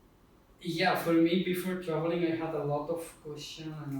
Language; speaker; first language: English; non-native, fluent; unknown